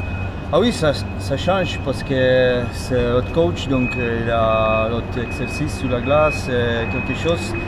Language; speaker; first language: French; non-native, learner; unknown